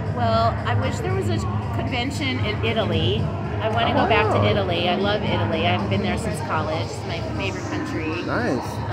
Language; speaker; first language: English; native; English